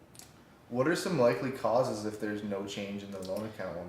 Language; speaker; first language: English; native; English